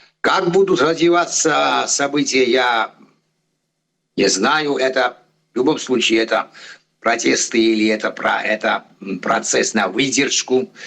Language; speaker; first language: Russian; non-native, fluent; Georgian